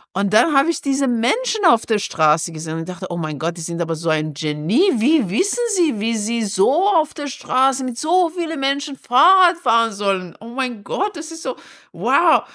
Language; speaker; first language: German; non-native, fluent; Persian